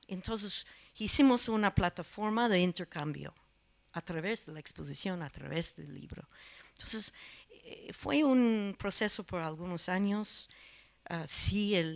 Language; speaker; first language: Spanish; non-native, learner; English